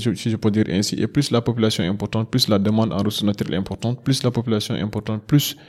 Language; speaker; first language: French; non-native, local second language; Fula